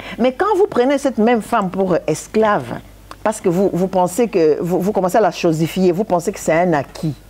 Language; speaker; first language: French; non-native, local second language; Lingala